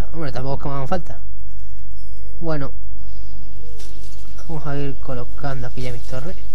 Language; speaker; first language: Spanish; native; Spanish